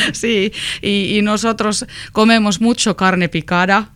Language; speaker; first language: Spanish; non-native, learner; Finnish